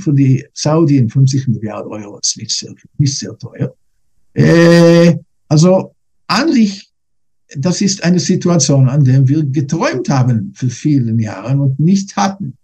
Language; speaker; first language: German; non-native, fluent; English